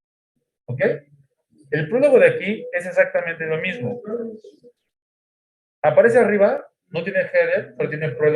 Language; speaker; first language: Spanish; native; Spanish